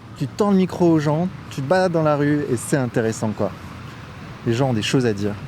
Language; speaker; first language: French; native; French